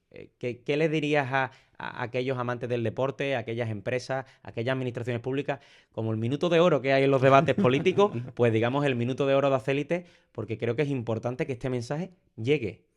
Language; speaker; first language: Spanish; native; Spanish